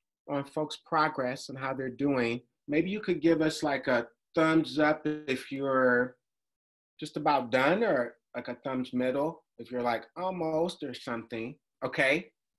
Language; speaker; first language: English; native; English